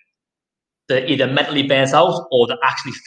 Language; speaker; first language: English; native; English